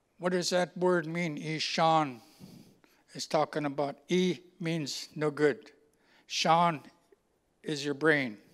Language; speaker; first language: English; native; English